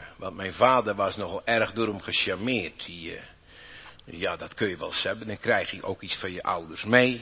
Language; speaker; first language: Dutch; native; Dutch